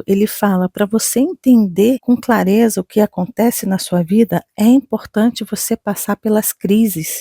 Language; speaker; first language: Portuguese; native; Portuguese